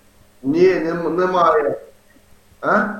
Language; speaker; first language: Ukrainian; non-native, local second language; Russian